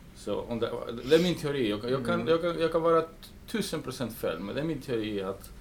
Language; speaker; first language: Swedish; early bilingual, heritage; English